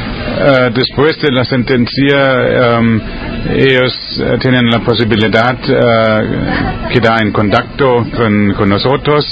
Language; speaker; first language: Spanish; non-native, learner; German